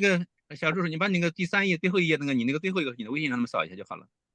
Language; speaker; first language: Chinese; native; Chinese